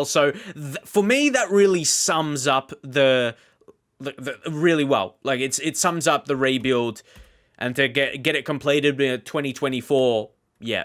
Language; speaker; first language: English; native; English